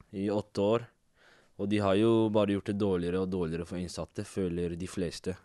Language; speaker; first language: Norwegian; native; Norwegian